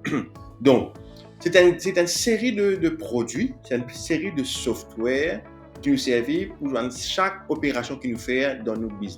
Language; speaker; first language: French; non-native, local second language; Morisyen